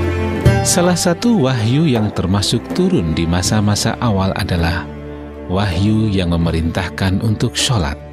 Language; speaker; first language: Indonesian; native; Indonesian